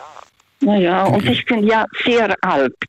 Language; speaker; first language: German; non-native, fluent; Russian